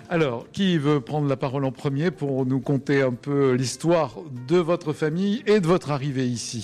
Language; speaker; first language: French; native; French